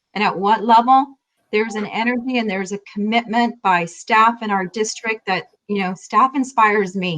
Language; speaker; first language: English; native; English